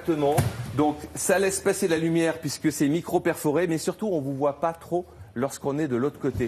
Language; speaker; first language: French; native; French